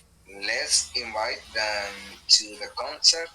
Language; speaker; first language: English; non-native, learner; Spanish